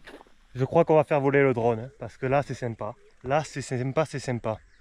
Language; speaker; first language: French; native; French